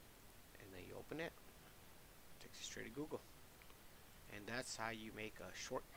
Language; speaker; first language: English; native; English